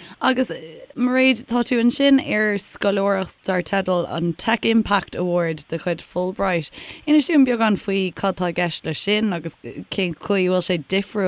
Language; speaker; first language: Irish; native; Irish